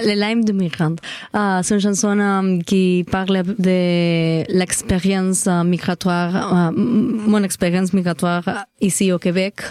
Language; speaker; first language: French; non-native, learner; Spanish